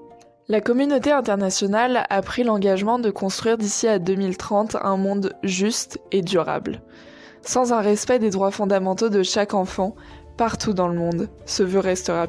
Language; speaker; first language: French; native; French